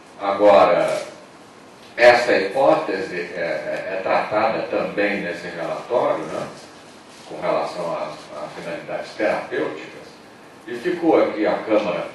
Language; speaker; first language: Portuguese; native; Portuguese